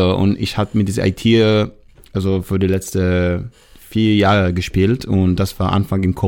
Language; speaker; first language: German; non-native, fluent; Hebrew